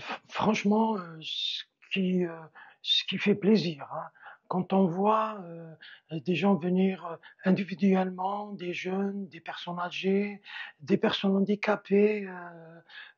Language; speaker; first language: French; non-native, local second language; Arabic